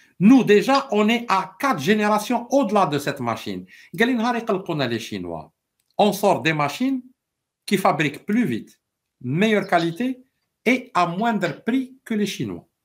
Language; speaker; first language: French; non-native, local second language; Arabic